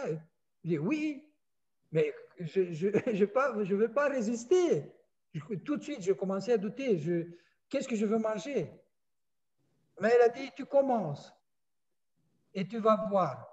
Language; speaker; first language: French; non-native, fluent; Romanian